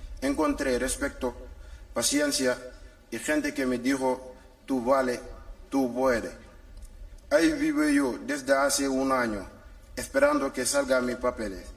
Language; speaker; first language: Spanish; non-native, learner; Wolof